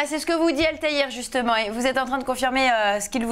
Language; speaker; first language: French; native; French